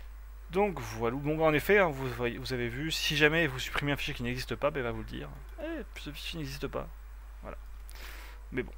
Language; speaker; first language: French; native; French